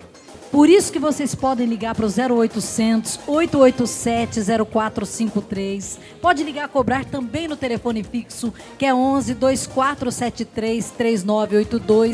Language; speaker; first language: Portuguese; native; Portuguese